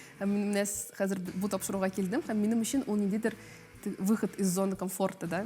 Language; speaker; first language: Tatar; native; Tatar